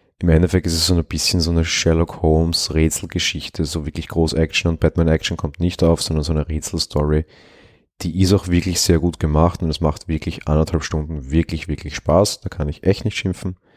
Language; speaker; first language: German; native; German